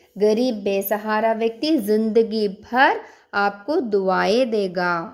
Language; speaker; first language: Hindi; non-native, local second language; Malayalam